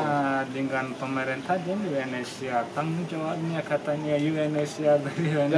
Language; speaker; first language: Indonesian; non-native, learner; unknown